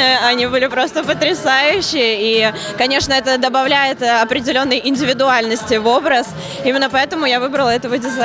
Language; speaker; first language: Russian; native; Russian